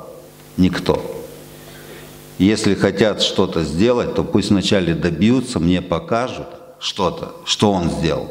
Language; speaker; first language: Russian; native; Russian